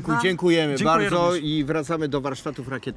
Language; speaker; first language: Polish; native; Polish